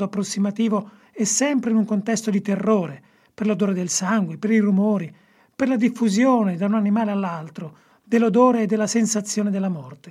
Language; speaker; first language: Italian; native; Italian